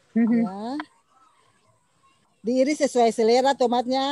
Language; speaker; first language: Indonesian; native; Indonesian